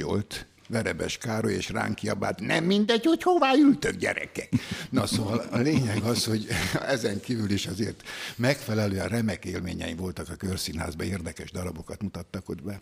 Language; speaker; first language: Hungarian; native; Hungarian